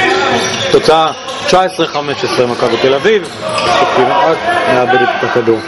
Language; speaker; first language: Hebrew; native; Hebrew